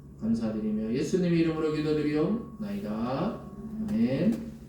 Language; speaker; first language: Korean; native; Korean